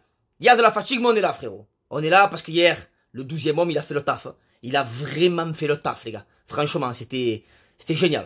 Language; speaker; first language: French; native; French